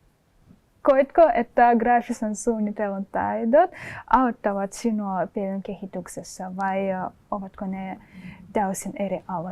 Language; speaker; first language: Finnish; non-native, fluent; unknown